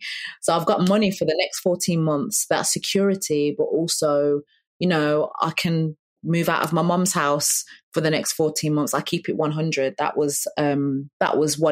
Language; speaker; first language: English; native; English